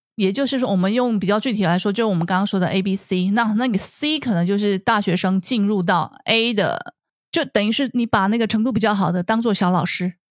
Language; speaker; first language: Chinese; native; Chinese